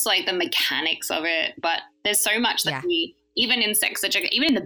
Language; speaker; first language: English; native; English